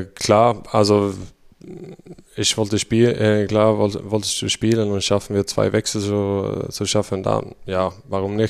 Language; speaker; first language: German; non-native, fluent; Swedish